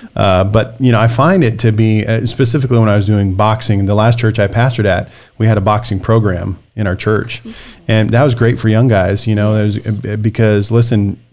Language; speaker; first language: English; native; English